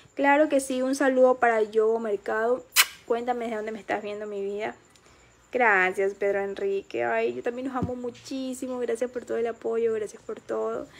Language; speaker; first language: Spanish; native; Spanish